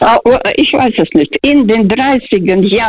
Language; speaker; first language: German; early bilingual, heritage; Russian